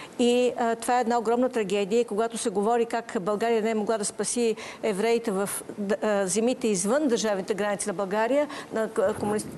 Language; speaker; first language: Bulgarian; native; Bulgarian